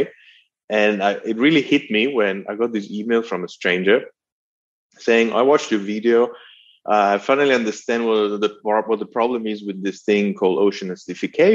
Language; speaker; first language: English; non-native, fluent; Italian